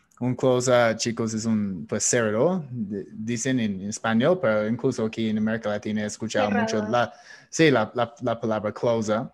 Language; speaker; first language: Spanish; non-native, fluent; English